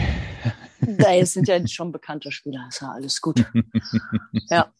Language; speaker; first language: German; native; German